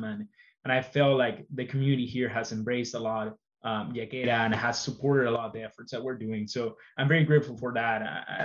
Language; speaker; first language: English; non-native, fluent; Spanish